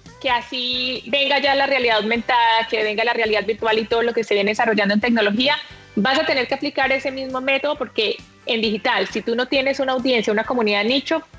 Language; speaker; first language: Spanish; native; Spanish